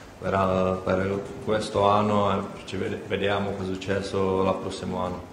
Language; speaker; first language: Italian; non-native, learner; Czech